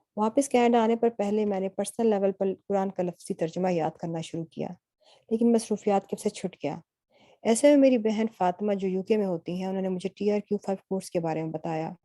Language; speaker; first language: Urdu; native; Urdu